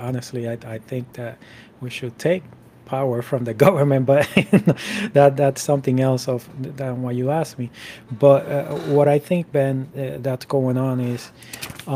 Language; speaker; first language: English; non-native, fluent; Spanish